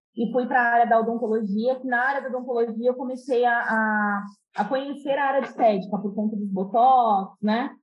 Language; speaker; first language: Portuguese; native; Portuguese